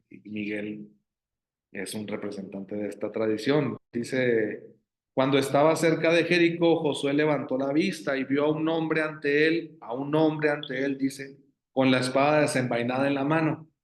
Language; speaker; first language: Spanish; native; Spanish